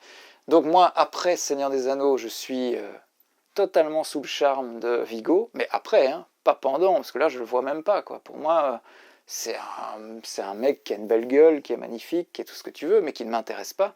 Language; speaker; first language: French; native; French